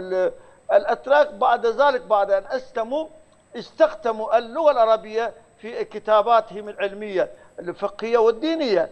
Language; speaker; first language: Arabic; non-native, fluent; Turkish